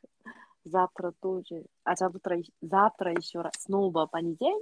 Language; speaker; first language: Russian; non-native, learner; Korean